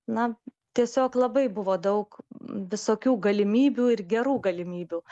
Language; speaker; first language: Lithuanian; native; Lithuanian